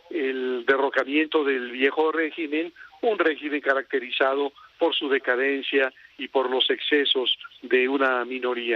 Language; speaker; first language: Spanish; native; Spanish